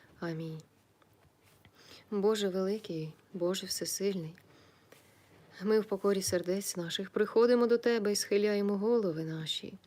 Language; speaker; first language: Ukrainian; native; Ukrainian